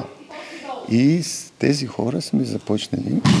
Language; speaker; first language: Bulgarian; non-native, learner; Polish